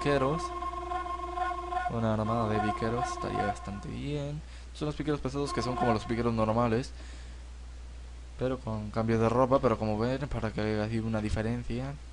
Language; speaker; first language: Spanish; native; Spanish